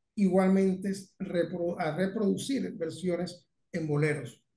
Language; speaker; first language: Spanish; native; Spanish